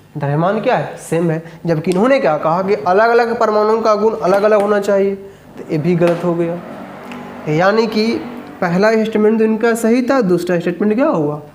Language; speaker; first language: Hindi; native; Hindi